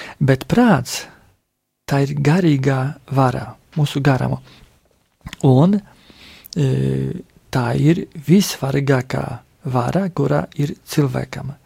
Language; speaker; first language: Latvian; non-native, fluent; Polish